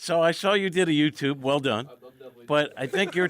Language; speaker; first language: English; native; English